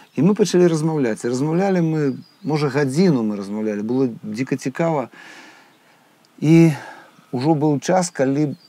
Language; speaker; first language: Belarusian; non-native, local second language; Russian